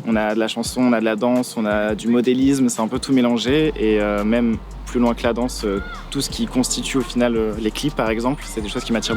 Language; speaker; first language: French; native; French